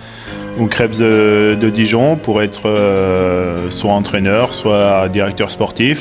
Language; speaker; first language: French; native; French